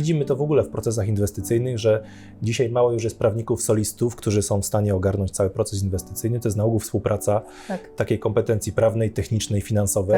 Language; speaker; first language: Polish; native; Polish